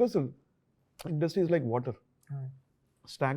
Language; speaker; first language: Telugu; non-native, learner; Tamil